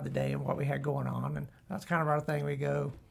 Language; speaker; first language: English; native; English